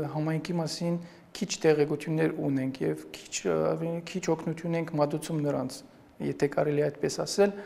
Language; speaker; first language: Armenian; early bilingual, heritage; Armenian